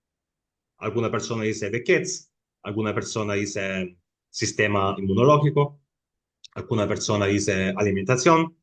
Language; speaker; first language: Spanish; non-native, fluent; Italian